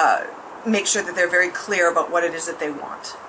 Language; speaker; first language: English; native; English